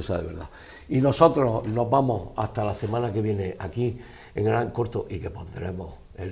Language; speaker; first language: Spanish; native; Spanish